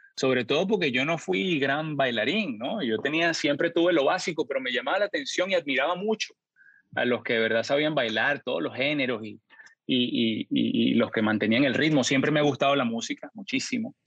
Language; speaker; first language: Spanish; native; Spanish